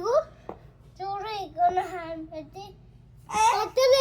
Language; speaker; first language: Telugu; early bilingual, heritage; Telugu